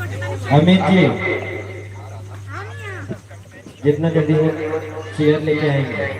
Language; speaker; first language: Hindi; non-native, local second language; Sadri